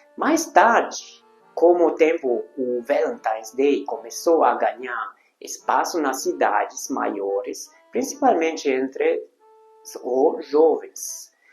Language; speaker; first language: Portuguese; non-native, fluent; Hungarian